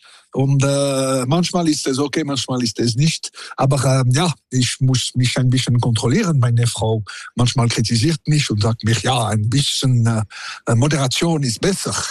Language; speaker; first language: German; non-native, local second language; French